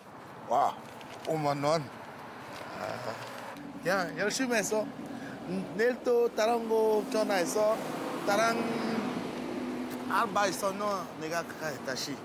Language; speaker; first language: Korean; non-native, learner; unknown